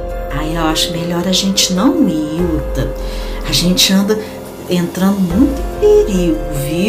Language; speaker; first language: Portuguese; native; Portuguese